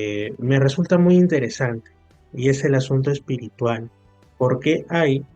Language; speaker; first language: Spanish; native; Spanish